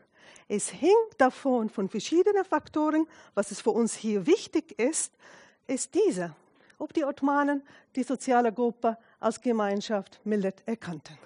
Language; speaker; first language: German; non-native, fluent; Arabic